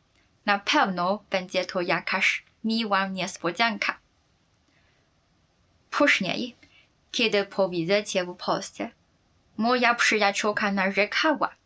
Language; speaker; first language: Polish; non-native, fluent; Chinese